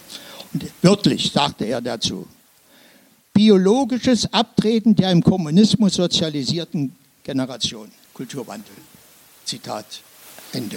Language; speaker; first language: German; native; German